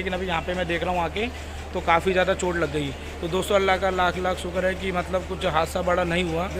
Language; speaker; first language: Hindi; native; Hindi